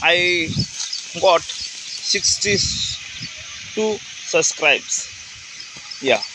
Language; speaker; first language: English; non-native, learner; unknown